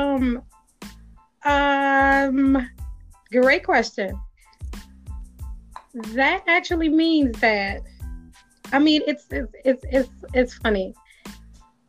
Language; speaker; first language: English; native; English